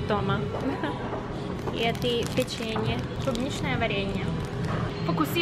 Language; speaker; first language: Russian; non-native, learner; English